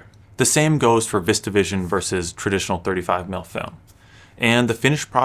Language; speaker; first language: English; native; English